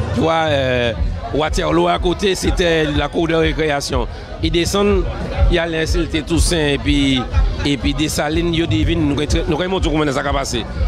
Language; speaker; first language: French; native; French